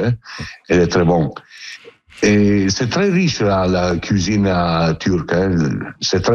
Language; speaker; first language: French; non-native, learner; Italian